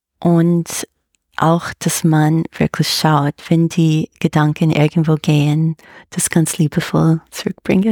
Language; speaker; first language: German; non-native, fluent; English